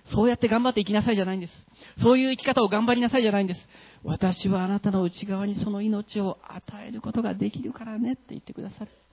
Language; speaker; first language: Japanese; native; Japanese